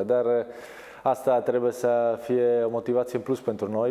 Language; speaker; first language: Romanian; non-native, learner; Italian